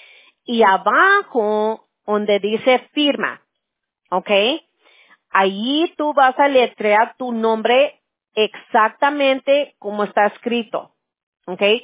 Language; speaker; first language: Spanish; early bilingual, heritage; English